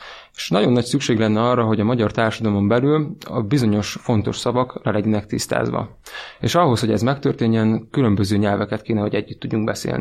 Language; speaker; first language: Hungarian; native; Hungarian